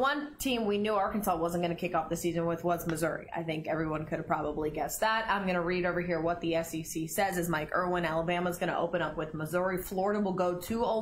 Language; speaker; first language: English; native; English